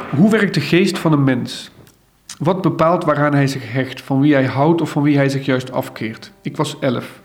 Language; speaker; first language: Dutch; native; Dutch